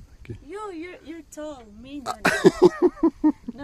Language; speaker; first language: English; non-native, local second language; Cebuano